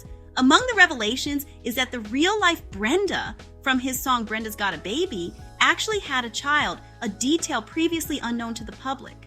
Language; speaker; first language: English; native; English